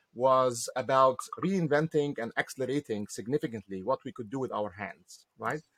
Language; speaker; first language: English; non-native, fluent; Arabic